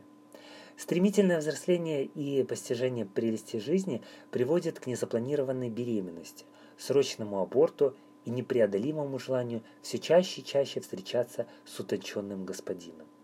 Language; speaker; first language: Russian; native; Russian